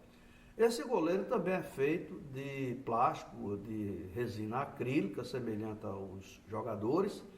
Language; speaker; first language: Portuguese; native; Portuguese